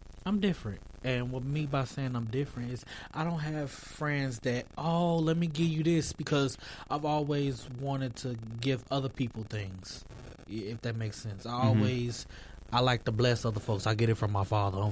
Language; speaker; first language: English; native; English